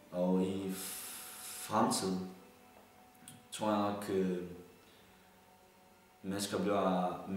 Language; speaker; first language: Danish; early bilingual, other home language; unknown